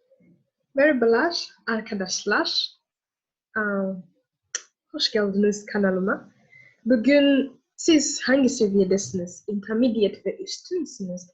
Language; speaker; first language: Turkish; non-native, learner; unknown